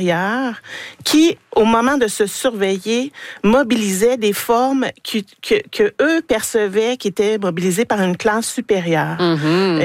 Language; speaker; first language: French; native; French